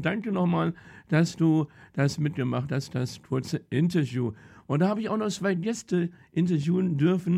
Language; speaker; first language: German; native; German